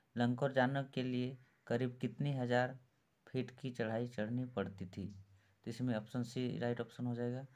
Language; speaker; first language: Hindi; native; Hindi